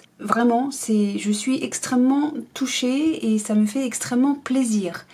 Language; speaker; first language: French; native; French